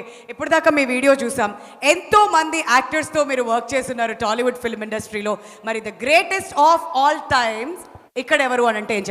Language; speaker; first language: Telugu; native; Telugu